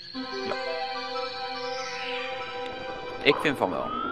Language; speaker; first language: Dutch; native; Dutch